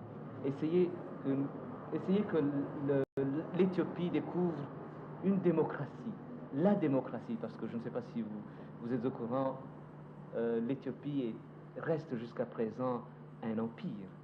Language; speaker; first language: French; non-native, fluent; Somali